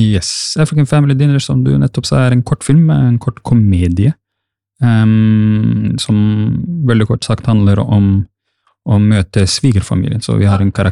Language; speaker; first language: Norwegian; early bilingual, other home language; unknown